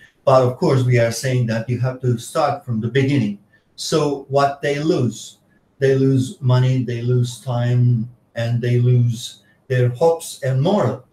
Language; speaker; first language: English; non-native, fluent; Turkish